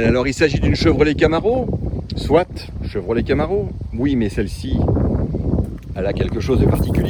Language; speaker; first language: French; native; French